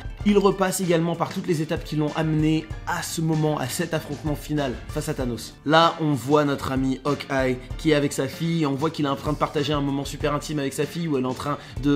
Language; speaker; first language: French; native; French